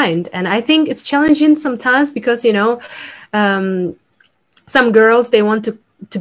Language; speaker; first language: English; non-native, fluent; Ukrainian